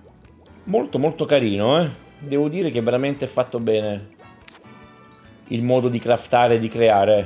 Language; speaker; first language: Italian; native; Italian